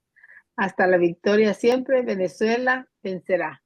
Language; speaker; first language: Spanish; native; Spanish